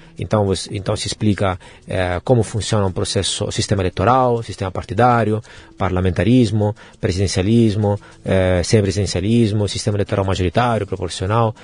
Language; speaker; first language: Portuguese; non-native, fluent; Italian